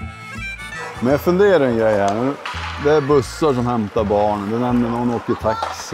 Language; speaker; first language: Swedish; native; Swedish